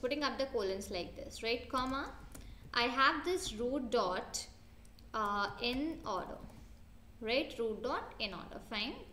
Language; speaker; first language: English; non-native, local second language; Hindi